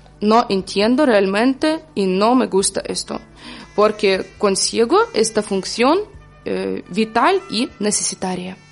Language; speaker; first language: Spanish; non-native, learner; Ukrainian